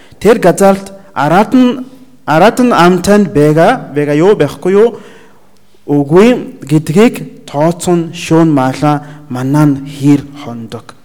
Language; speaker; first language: Mongolian; non-native, learner; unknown